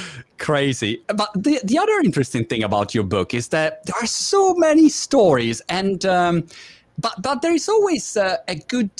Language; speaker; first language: English; non-native, fluent; Italian